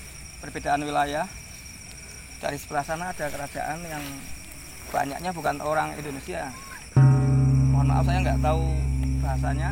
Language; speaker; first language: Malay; non-native, local second language; Javanese